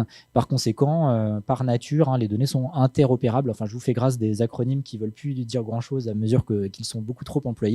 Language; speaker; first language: French; native; French